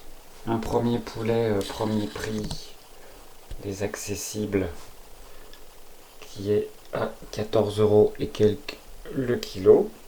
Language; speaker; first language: French; native; French